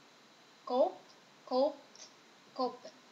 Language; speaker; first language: Dutch; non-native, fluent; Indonesian